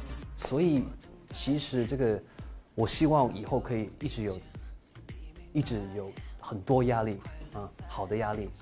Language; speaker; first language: Chinese; early bilingual, heritage; English